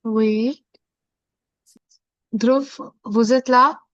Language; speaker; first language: French; non-native, fluent; Hindi